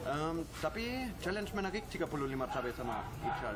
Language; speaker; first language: Indonesian; non-native, fluent; German